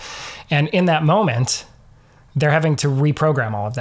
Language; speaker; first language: English; native; English